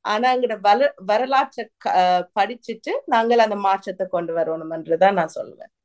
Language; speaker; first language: Tamil; early bilingual, heritage; Tamil